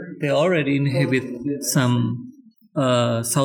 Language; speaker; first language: English; non-native, learner; Indonesian